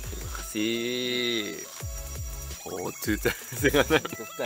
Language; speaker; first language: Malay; non-native, learner; Japanese